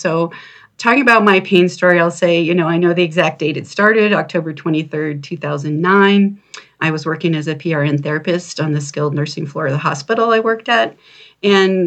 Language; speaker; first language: English; native; English